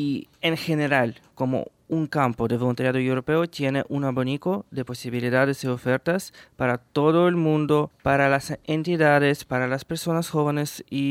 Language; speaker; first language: Spanish; non-native, fluent; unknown